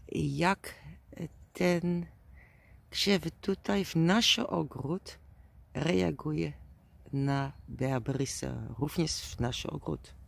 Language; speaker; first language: Polish; non-native, learner; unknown